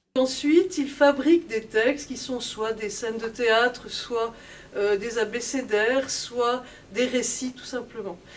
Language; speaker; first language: French; native; French